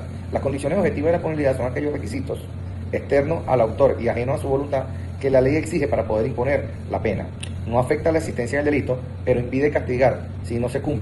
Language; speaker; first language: Spanish; native; Spanish